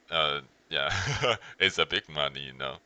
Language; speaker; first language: English; non-native, learner; Chinese